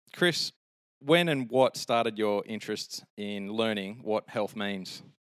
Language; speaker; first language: English; native; English